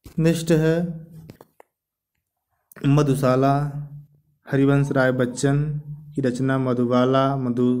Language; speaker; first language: Hindi; native; Hindi